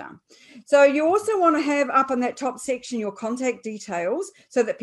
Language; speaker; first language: English; native; English